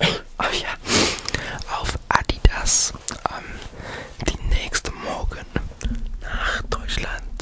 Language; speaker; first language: German; non-native, learner; English